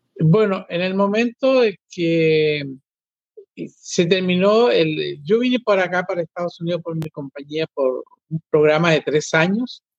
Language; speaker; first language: Spanish; native; Spanish